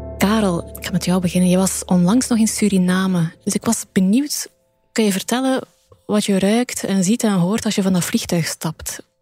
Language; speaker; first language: Dutch; native; Dutch